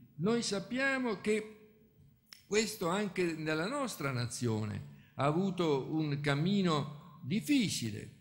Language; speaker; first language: Italian; native; Italian